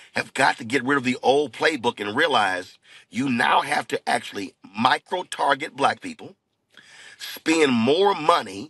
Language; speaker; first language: English; native; English